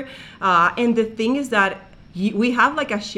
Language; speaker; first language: English; non-native, fluent; Spanish